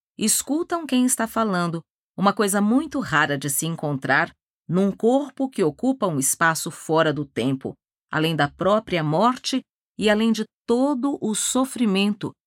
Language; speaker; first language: Portuguese; native; Portuguese